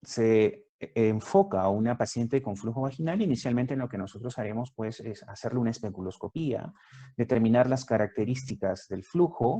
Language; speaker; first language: Spanish; native; Spanish